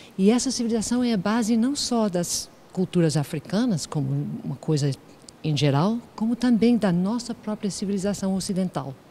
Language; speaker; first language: Portuguese; native; Portuguese